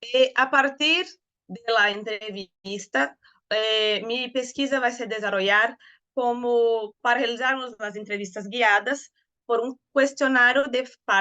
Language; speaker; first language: Spanish; non-native, learner; Portuguese